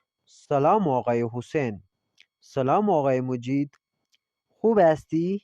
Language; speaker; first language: Persian; non-native, fluent; Urdu